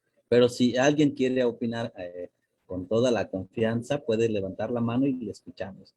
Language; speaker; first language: Spanish; non-native, local second language; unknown